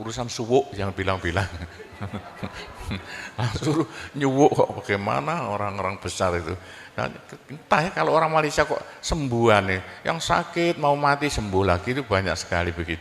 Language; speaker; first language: Indonesian; non-native, local second language; Javanese